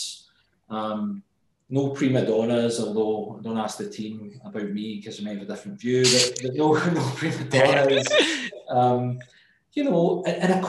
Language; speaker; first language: English; native; English